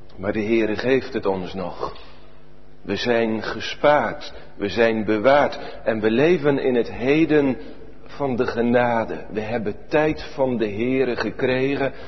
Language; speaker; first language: Dutch; native; Dutch